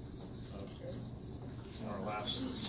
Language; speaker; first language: English; native; English